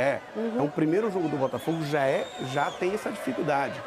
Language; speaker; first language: Portuguese; native; Portuguese